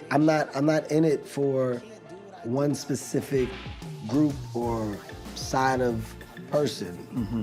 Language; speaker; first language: English; native; English